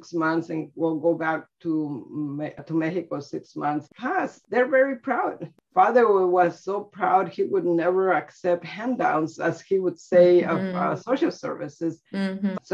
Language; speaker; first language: English; early bilingual, other home language; Spanish